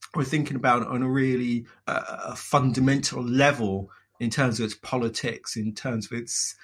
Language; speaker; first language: English; native; English